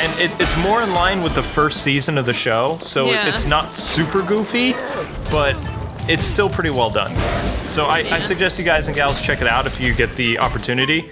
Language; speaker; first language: English; native; English